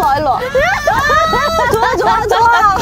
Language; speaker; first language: Korean; native; Korean